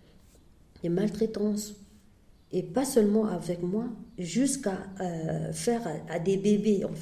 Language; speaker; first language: French; non-native, fluent; Portuguese